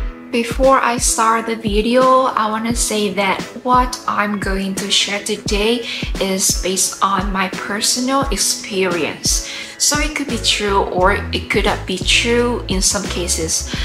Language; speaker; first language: English; non-native, fluent; Vietnamese